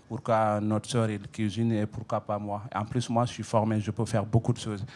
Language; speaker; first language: French; non-native, local second language; Fula